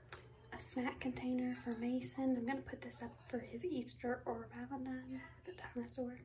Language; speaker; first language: English; native; English